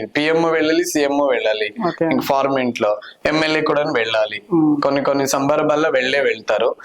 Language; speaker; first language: Telugu; non-native, local second language; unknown